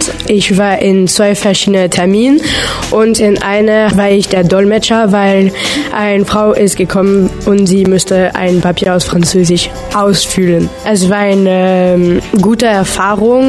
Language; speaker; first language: German; non-native, learner; French